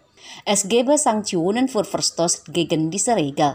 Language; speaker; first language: German; non-native, fluent; Indonesian